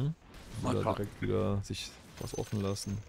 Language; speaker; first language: German; native; German